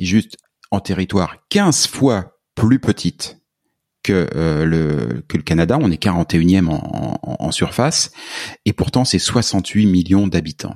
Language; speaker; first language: French; native; French